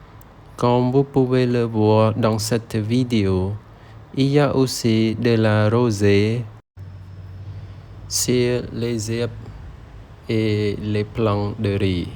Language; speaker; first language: French; non-native, learner; Khmer